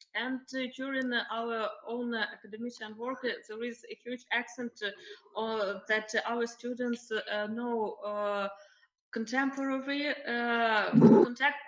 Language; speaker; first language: English; non-native, learner; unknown